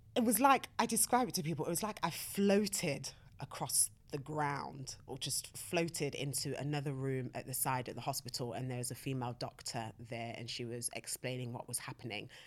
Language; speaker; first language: English; native; English